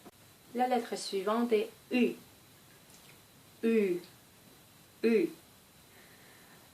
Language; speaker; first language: French; non-native, fluent; Russian